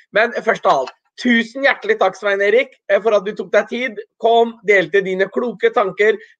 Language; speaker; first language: Norwegian; early bilingual, other home language; Urdu